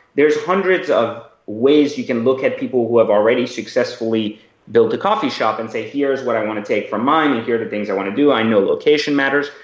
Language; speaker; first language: English; early bilingual, other home language; Persian